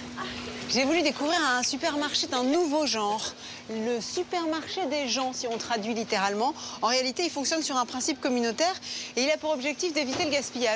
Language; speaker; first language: French; native; French